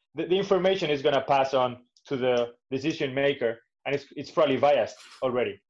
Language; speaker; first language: English; non-native, fluent; Spanish